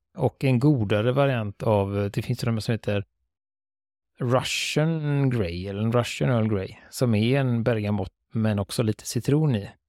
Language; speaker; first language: Swedish; native; Swedish